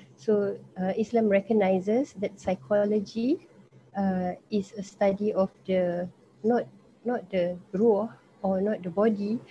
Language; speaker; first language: English; non-native, local second language; Malay